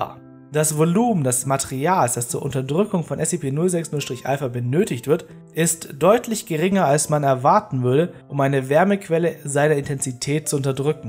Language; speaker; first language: German; native; German